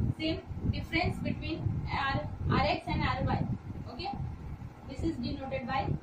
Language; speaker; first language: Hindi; non-native, local second language; Gujarati